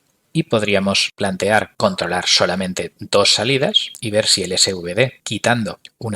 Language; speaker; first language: Spanish; native; Spanish